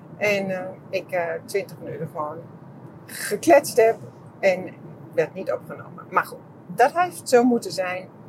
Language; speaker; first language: Dutch; non-native, fluent; Czech